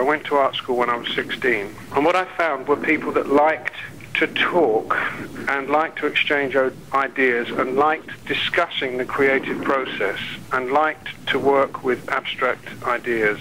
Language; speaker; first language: English; native; English